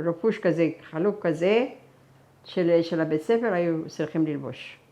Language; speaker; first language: Hebrew; non-native, fluent; Persian